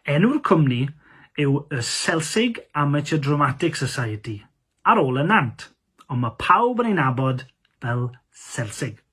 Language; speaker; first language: Welsh; non-native, local second language; English